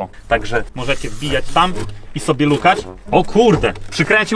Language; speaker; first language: Polish; native; Polish